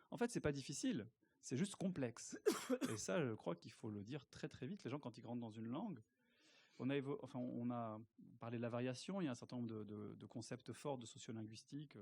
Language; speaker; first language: French; native; French